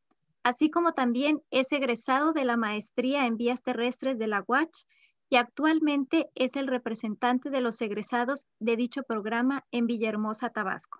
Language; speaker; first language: Spanish; native; Spanish